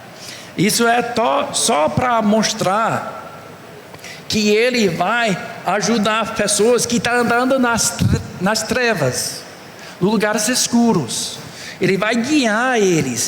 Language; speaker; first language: Portuguese; non-native, fluent; English